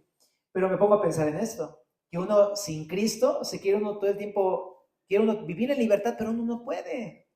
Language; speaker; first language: Spanish; native; Spanish